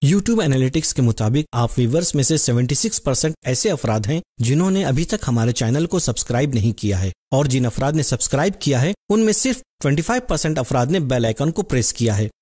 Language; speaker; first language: Urdu; native; Urdu